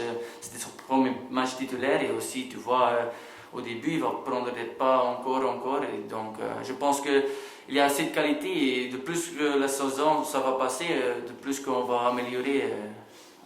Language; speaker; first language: French; non-native, local second language; Dutch